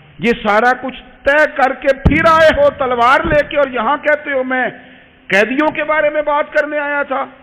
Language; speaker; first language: Urdu; non-native, local second language; Punjabi